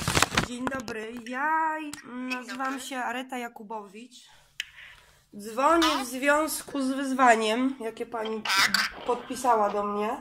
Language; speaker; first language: Polish; native; Polish